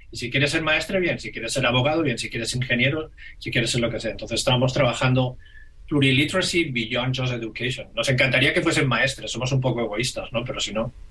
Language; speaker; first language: Spanish; non-native, local second language; Catalan